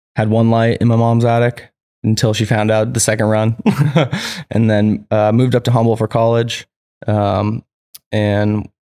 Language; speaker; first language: English; native; English